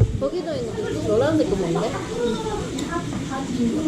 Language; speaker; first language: Korean; non-native, fluent; Chinese